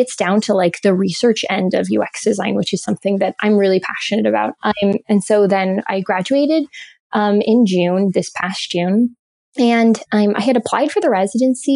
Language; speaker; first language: English; native; English